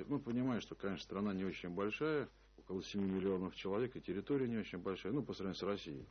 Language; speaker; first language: Russian; native; Russian